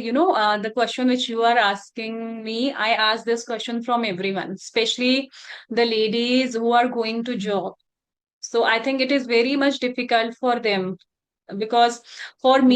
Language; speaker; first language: English; non-native, local second language; Hindi